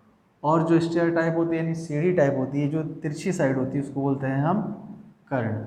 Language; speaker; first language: Hindi; native; Hindi